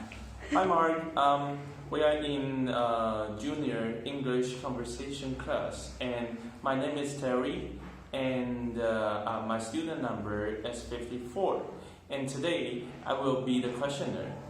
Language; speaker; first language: English; non-native, learner; Chinese